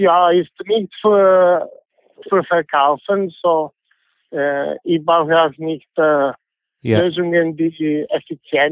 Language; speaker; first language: German; non-native, fluent; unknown